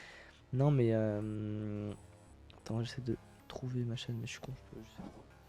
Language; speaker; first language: French; native; French